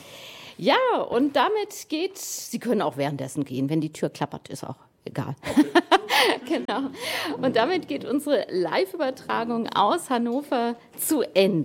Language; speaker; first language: German; native; German